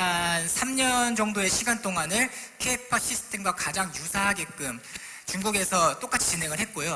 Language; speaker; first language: Korean; native; Korean